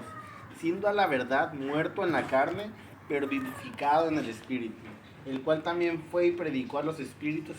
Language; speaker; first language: Spanish; native; Spanish